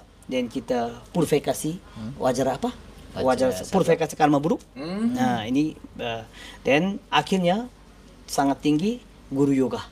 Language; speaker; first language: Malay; non-native, learner; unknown